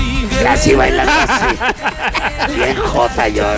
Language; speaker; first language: Spanish; native; Spanish